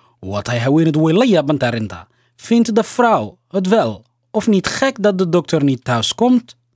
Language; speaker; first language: Dutch; non-native, learner; Somali